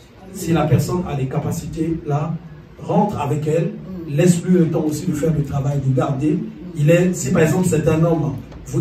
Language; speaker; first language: French; non-native, local second language; Lingala